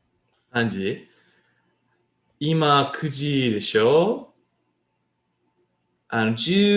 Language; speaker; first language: Japanese; non-native, learner; English